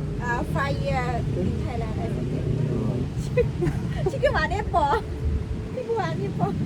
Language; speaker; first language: Korean; non-native, learner; Thai